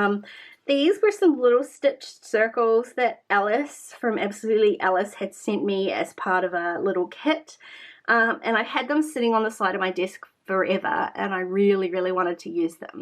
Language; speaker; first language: English; native; English